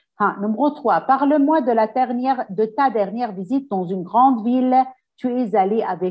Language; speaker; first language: French; non-native, fluent; Arabic